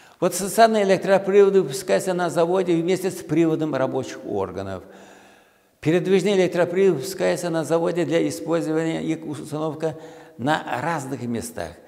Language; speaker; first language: Russian; non-native, local second language; Uzbek